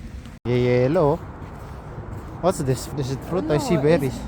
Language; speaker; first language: English; non-native, learner; Filipino